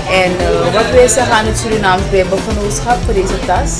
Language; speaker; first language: Dutch; native; Dutch